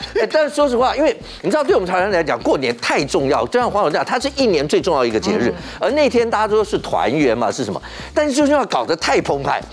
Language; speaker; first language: Chinese; native; Chinese